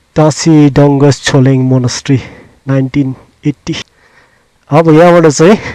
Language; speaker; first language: Nepali; native; Nepali